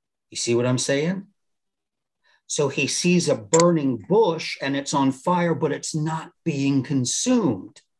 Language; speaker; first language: English; native; English